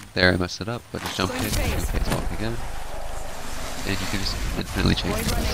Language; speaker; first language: English; native; English